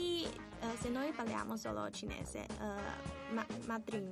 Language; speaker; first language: Italian; non-native, learner; Chinese